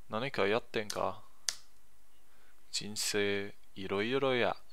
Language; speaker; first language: Japanese; non-native, learner; English